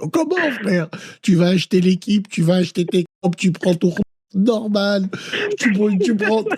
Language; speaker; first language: French; native; French